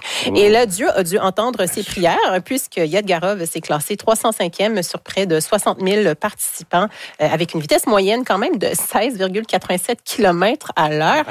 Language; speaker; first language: French; native; French